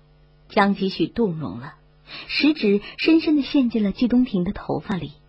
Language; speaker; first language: Chinese; native; Chinese